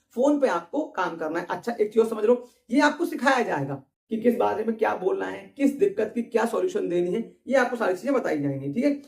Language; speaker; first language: Hindi; native; Hindi